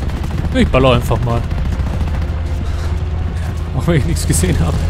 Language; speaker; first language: German; native; German